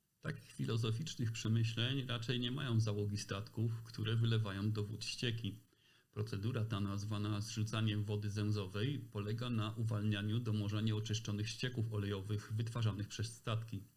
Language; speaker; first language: Polish; native; Polish